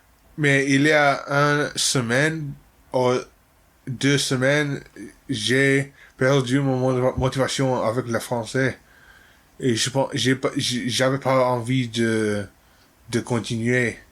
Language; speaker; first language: French; non-native, learner; English